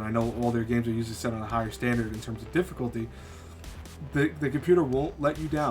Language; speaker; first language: English; native; English